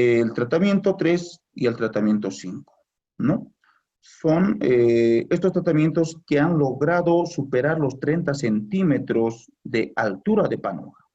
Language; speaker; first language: Spanish; native; Spanish